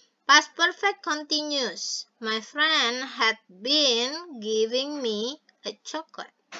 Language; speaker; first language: English; non-native, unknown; Indonesian